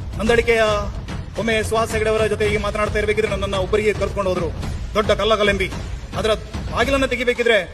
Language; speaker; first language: Kannada; non-native, local second language; Tulu